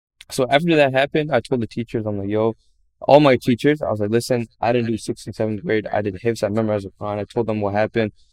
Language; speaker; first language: English; native; English